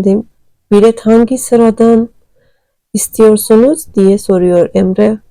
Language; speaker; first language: Turkish; non-native, learner; Turkmen